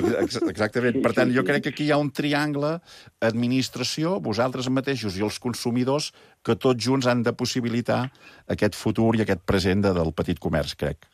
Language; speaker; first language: Catalan; native; Catalan